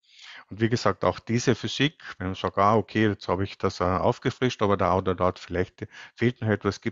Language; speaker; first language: German; native; German